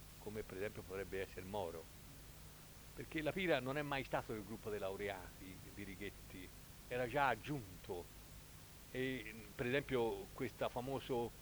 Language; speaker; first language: Italian; native; Italian